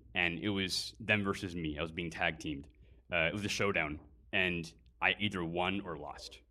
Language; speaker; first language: English; native; English